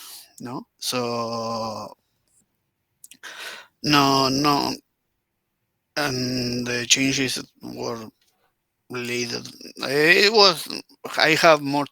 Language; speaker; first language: English; non-native, learner; Spanish